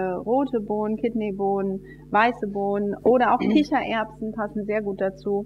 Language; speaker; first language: German; native; German